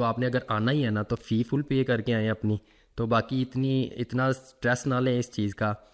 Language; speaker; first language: Urdu; non-native, local second language; Punjabi